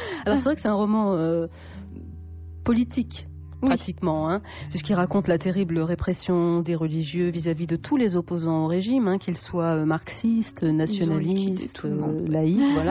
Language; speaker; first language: French; native; French